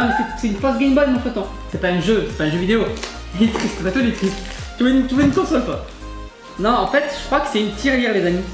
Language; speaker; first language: French; native; French